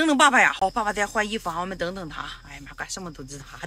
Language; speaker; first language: Chinese; native; Chinese